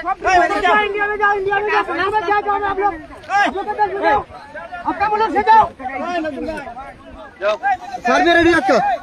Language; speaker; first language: Hindi; non-native, learner; Bangla